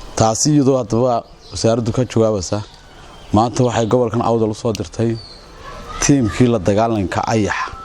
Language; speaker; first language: Somali; native; Somali